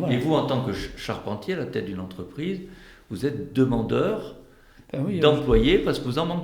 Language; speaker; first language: French; native; French